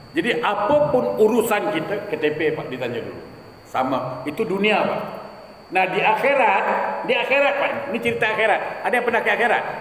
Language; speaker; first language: Malay; native; Malay